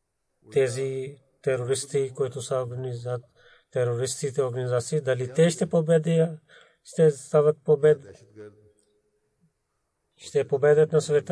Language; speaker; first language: Bulgarian; non-native, learner; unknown